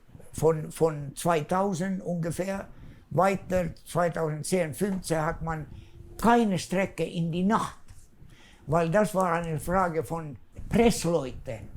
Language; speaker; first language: German; non-native, fluent; Finnish